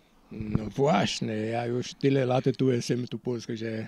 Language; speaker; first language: Polish; non-native, learner; Portuguese